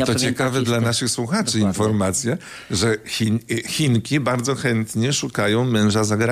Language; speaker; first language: Polish; native; Polish